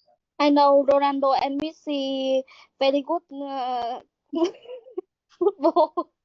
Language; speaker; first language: English; non-native, learner; Vietnamese